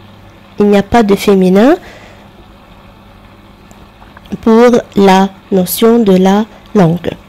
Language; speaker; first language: French; non-native, fluent; Arabic